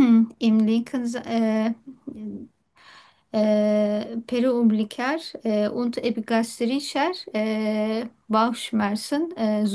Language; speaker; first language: German; non-native, learner; Turkish